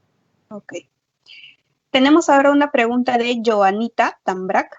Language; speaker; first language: Spanish; native; Spanish